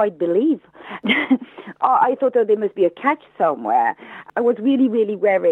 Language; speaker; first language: English; non-native, fluent; French